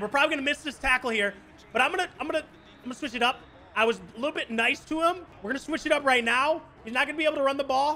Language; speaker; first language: English; native; English